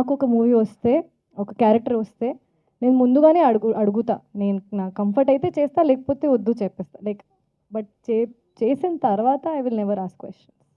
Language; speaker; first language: Telugu; non-native, fluent; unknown